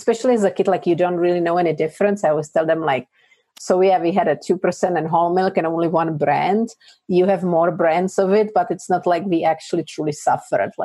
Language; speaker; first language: English; non-native, fluent; Czech